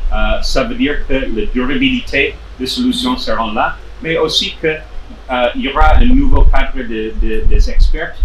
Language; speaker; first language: French; non-native, fluent; English